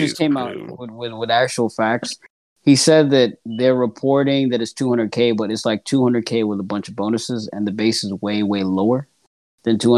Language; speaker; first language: English; non-native, local second language; Akan